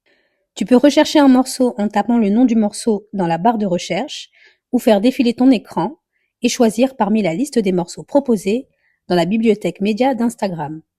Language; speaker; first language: French; native; French